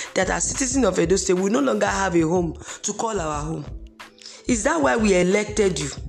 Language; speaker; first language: English; non-native, local second language; Esan